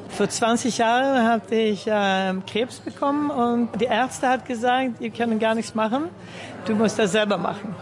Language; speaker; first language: German; early bilingual, heritage; Swedish